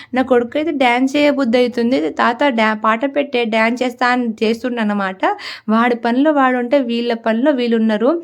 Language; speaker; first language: Telugu; non-native, local second language; Lambadi